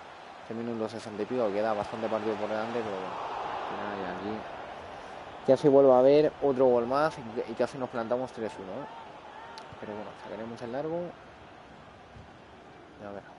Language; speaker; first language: Spanish; native; Spanish